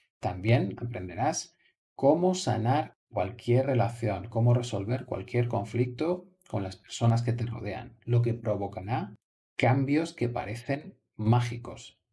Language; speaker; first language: Spanish; native; Spanish